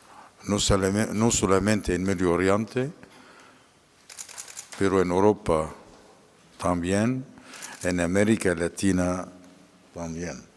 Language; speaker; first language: Spanish; non-native, fluent; Arabic